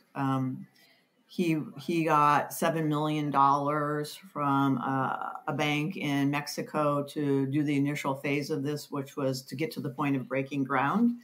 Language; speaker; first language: English; native; English